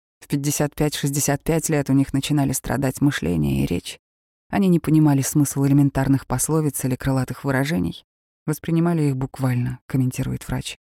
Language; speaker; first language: Russian; native; Russian